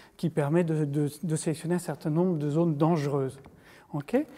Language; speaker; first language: French; native; French